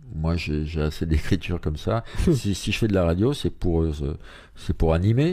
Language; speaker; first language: French; native; French